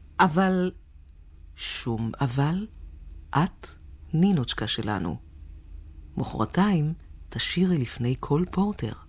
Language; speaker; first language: Hebrew; native; Hebrew